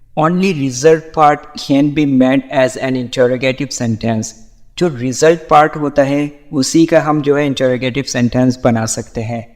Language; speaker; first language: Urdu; native; Urdu